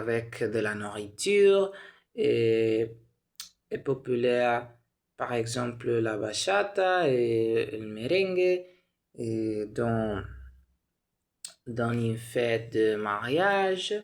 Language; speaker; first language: French; non-native, learner; Spanish